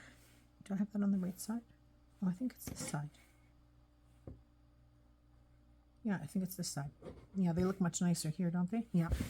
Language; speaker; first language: English; native; English